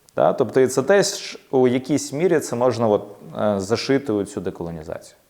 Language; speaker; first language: Ukrainian; non-native, local second language; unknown